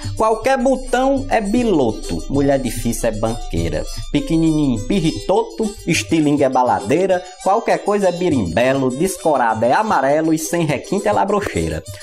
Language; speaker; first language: Portuguese; native; Portuguese